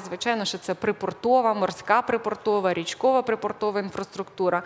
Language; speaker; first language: Ukrainian; native; Ukrainian